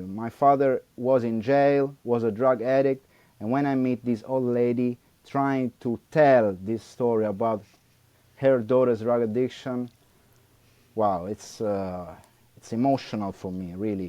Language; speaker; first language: English; non-native, learner; Italian